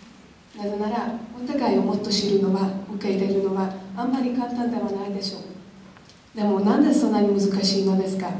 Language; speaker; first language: Japanese; non-native, learner; Hungarian